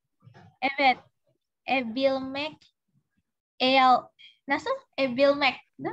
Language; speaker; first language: Turkish; non-native, learner; Indonesian